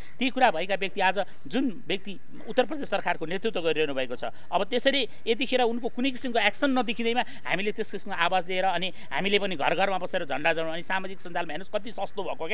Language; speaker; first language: Nepali; native; Nepali